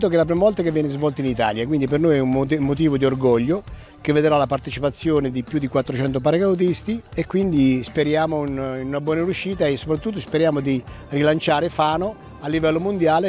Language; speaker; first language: Italian; native; Italian